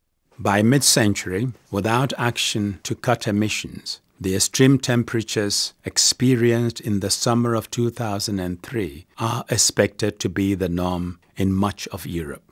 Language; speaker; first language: English; non-native, local second language; Akan